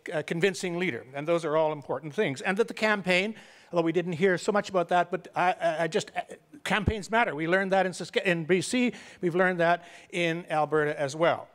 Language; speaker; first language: English; native; English